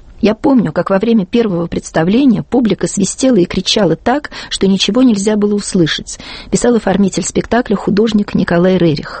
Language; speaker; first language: Russian; native; Russian